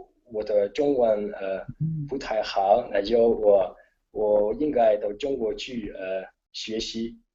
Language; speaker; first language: Chinese; non-native, learner; Italian